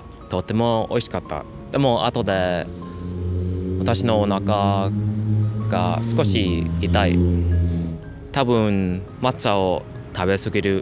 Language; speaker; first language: Japanese; non-native, learner; English